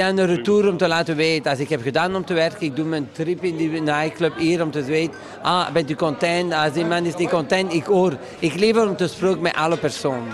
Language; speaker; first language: Dutch; non-native, local second language; French